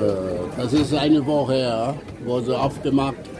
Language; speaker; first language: German; non-native, learner; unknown